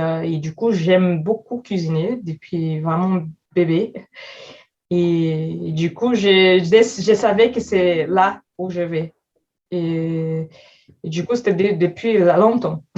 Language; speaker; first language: French; non-native, fluent; Portuguese